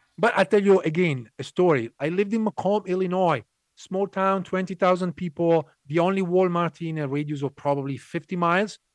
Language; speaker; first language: English; non-native, fluent; Italian